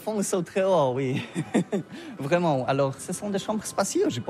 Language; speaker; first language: French; non-native, learner; Polish